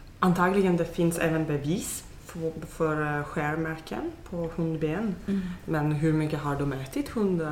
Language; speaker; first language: Swedish; non-native, fluent; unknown